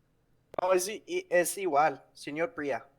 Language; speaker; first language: Spanish; non-native, learner; English